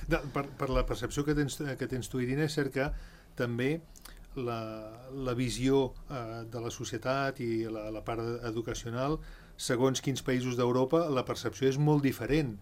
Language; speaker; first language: Catalan; native; Catalan